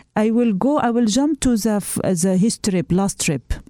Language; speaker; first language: English; non-native, learner; Arabic